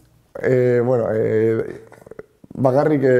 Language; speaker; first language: Basque; non-native, local second language; Spanish